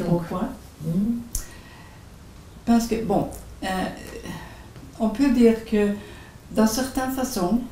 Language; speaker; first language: French; non-native, fluent; Swedish